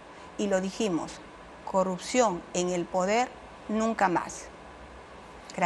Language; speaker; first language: Spanish; native; Spanish